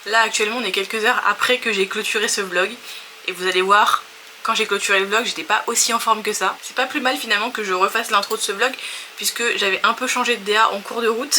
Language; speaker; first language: French; native; French